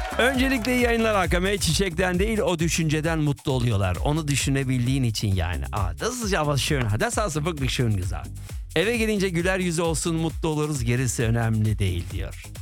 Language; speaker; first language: Turkish; early bilingual, heritage; Turkish